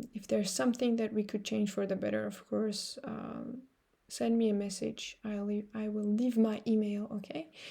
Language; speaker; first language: English; non-native, fluent; Georgian